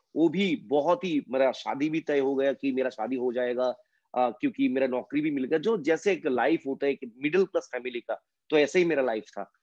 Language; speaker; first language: Hindi; non-native, local second language; Bangla